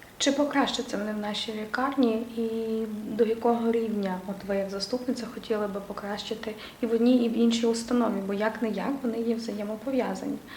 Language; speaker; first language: Ukrainian; native; Ukrainian